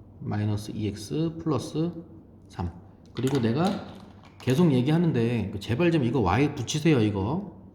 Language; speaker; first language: Korean; native; Korean